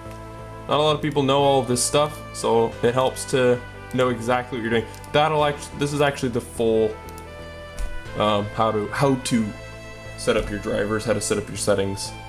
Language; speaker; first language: English; native; English